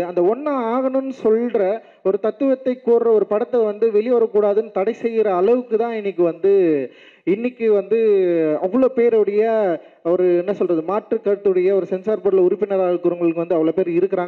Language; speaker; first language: Tamil; native; Tamil